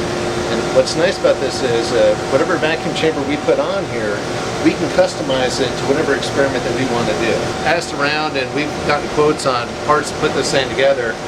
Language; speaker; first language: English; native; English